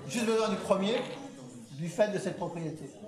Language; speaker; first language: French; native; French